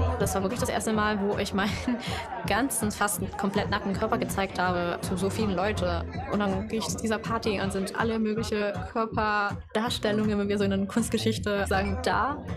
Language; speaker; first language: German; non-native, fluent; Italian